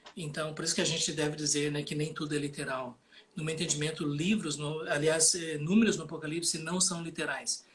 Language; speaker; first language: Portuguese; native; Portuguese